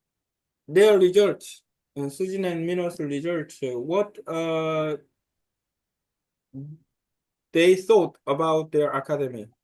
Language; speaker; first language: English; non-native, learner; Korean